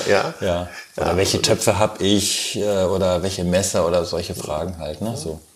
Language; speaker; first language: German; native; German